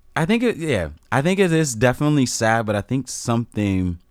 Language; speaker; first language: English; native; English